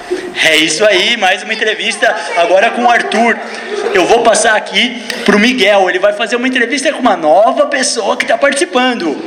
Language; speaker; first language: Portuguese; native; Portuguese